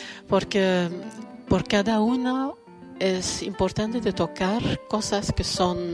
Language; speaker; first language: Spanish; non-native, fluent; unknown